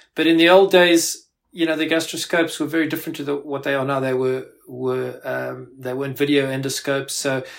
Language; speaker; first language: English; native; English